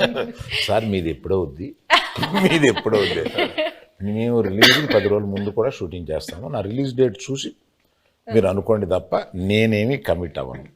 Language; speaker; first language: Telugu; native; Telugu